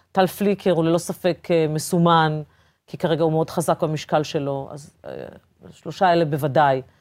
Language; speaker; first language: Hebrew; early bilingual, other home language; Portuguese